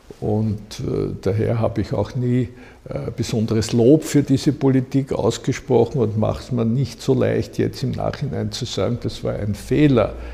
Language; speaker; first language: German; native; German